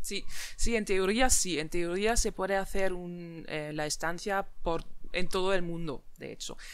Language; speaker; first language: Spanish; non-native, fluent; German